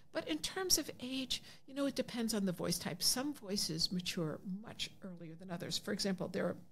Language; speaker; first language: English; native; English